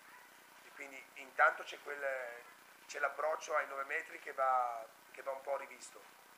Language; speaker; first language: Italian; native; Italian